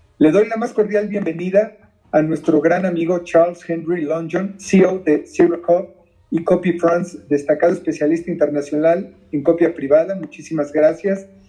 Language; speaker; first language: Spanish; native; Spanish